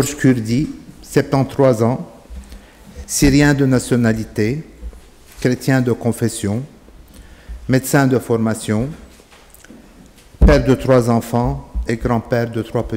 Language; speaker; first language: French; non-native, fluent; Arabic